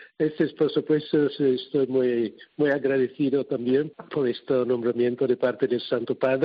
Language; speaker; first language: Spanish; non-native, fluent; Cebuano